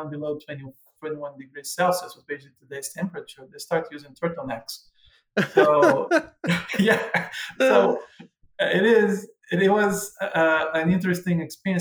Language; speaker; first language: English; non-native, fluent; Portuguese